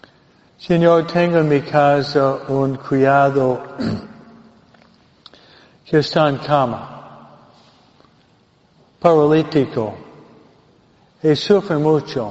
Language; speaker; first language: Spanish; non-native, fluent; English